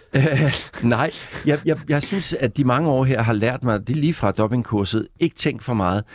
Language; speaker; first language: Danish; native; Danish